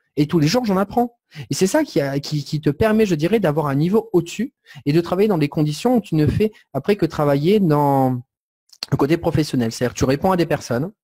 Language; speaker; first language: French; native; French